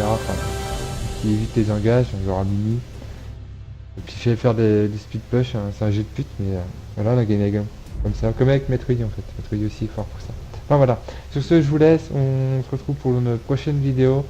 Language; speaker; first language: French; native; French